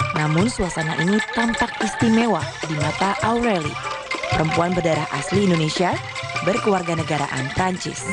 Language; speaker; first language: Indonesian; native; Indonesian